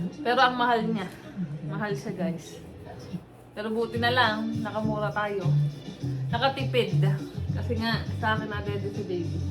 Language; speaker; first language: Filipino; native; Filipino